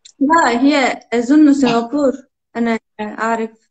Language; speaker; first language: Arabic; non-native, learner; Turkish